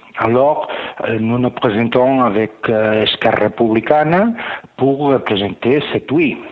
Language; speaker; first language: French; non-native, learner; Catalan